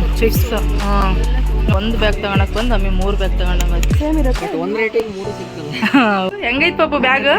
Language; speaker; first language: Kannada; native; Kannada